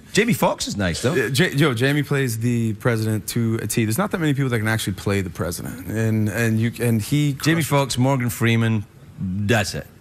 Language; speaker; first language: English; native; English